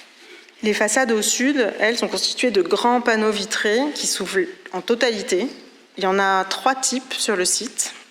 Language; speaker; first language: French; native; French